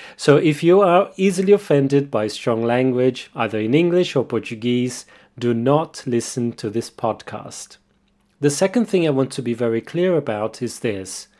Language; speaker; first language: English; non-native, fluent; Portuguese